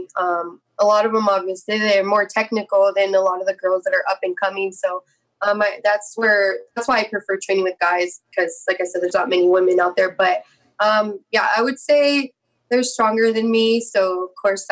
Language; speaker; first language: English; native; English